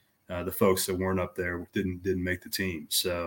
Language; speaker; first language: English; native; English